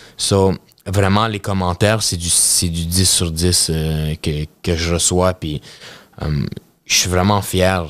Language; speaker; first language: French; early bilingual, other home language; Russian